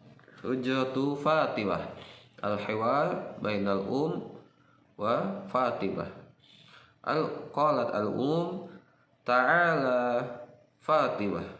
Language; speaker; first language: Arabic; non-native, fluent; Indonesian